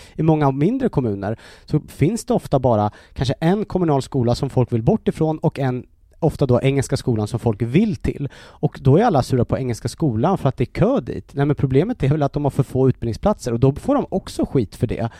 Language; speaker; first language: Swedish; native; Swedish